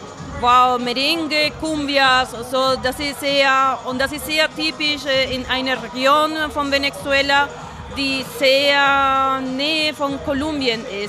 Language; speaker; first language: German; non-native, fluent; Spanish